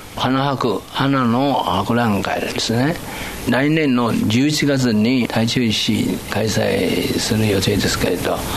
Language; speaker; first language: Japanese; non-native, fluent; Chinese